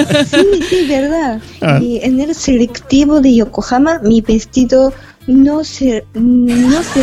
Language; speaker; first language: Spanish; non-native, fluent; Japanese